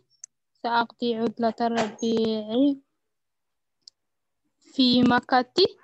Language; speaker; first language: Arabic; non-native, learner; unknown